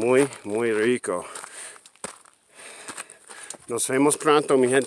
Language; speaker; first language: Spanish; non-native, learner; English